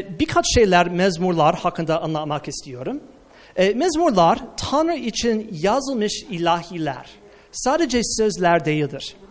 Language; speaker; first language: Turkish; non-native, fluent; English